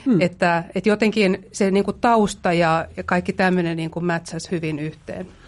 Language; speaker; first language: Finnish; native; Finnish